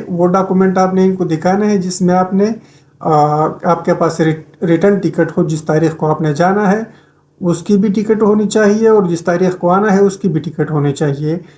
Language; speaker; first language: Urdu; native; Urdu